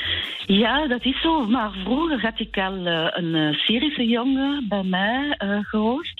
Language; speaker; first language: Dutch; non-native, local second language; French